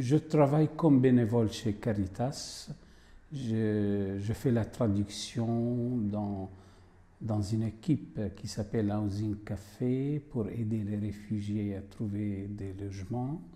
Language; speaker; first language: French; non-native, fluent; Arabic